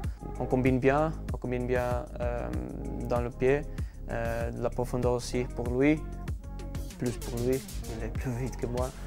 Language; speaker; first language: French; non-native, learner; Portuguese